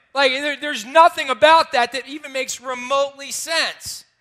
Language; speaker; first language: English; native; English